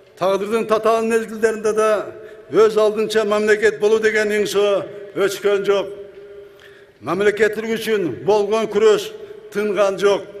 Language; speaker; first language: Kyrgyz; native; Kyrgyz